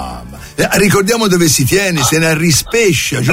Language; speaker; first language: Italian; native; Italian